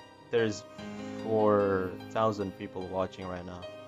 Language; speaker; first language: English; non-native, fluent; Indonesian